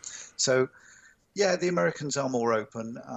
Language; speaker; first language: English; native; English